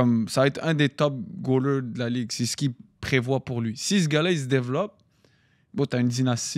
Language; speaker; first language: French; native; French